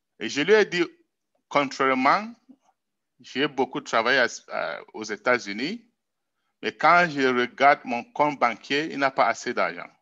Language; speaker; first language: French; non-native, local second language; English